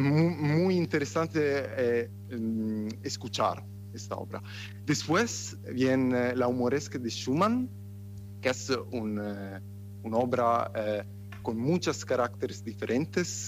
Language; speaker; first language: Spanish; non-native, fluent; Italian